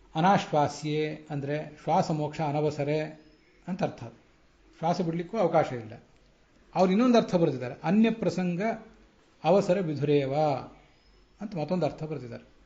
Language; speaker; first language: Kannada; native; Kannada